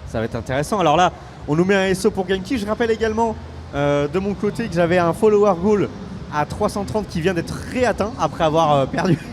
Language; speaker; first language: French; native; French